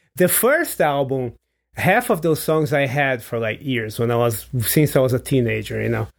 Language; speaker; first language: English; non-native, fluent; Portuguese